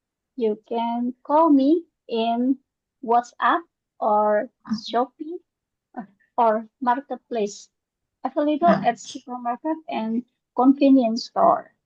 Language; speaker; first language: English; non-native, learner; Indonesian